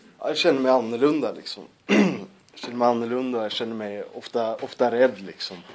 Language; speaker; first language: Swedish; native; Swedish